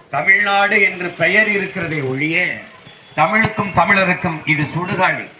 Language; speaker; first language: Tamil; native; Tamil